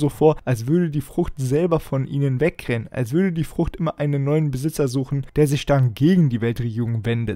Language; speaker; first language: German; native; German